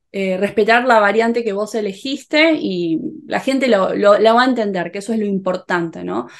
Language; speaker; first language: Spanish; native; Spanish